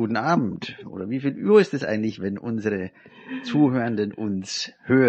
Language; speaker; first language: German; native; German